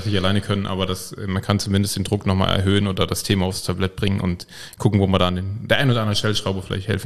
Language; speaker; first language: German; native; German